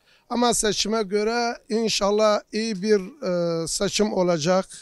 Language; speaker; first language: Turkish; non-native, local second language; Kurdish